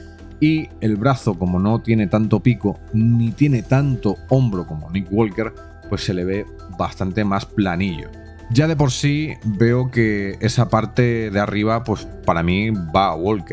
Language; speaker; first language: Spanish; native; Spanish